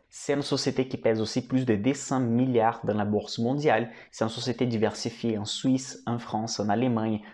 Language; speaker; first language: French; non-native, fluent; Portuguese